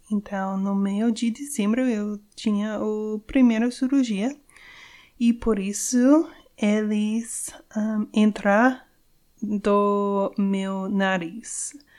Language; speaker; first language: Portuguese; non-native, learner; English